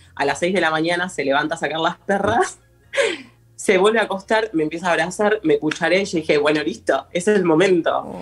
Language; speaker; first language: Spanish; native; Spanish